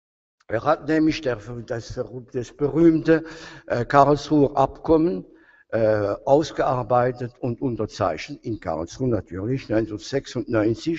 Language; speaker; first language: German; non-native, fluent; French